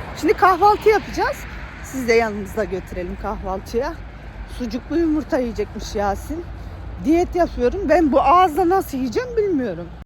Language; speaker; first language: Turkish; native; Turkish